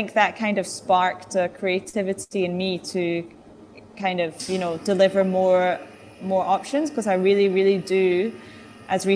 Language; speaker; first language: English; native; English